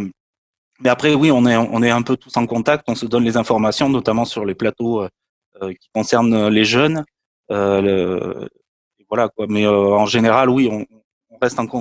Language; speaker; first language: French; native; French